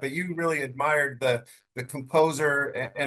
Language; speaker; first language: English; native; English